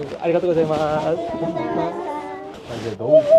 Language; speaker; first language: Japanese; non-native, learner; Korean